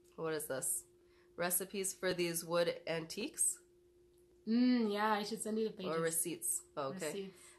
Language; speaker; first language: English; native; English